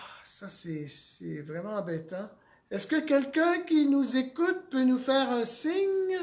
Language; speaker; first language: French; native; French